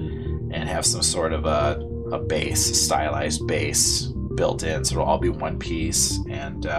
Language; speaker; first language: English; native; English